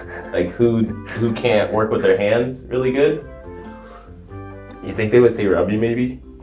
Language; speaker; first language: English; native; English